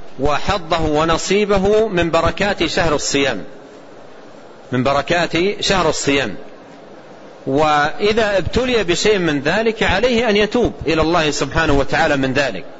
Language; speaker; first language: Arabic; native; Arabic